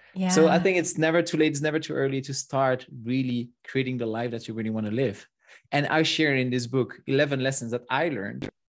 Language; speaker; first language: English; non-native, fluent; French